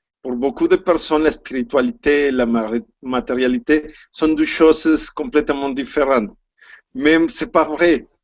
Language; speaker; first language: French; non-native, learner; Spanish